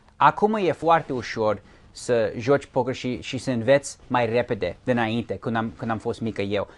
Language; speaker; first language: Romanian; early bilingual, heritage; Romanian